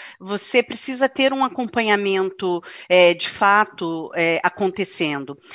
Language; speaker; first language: Portuguese; native; Portuguese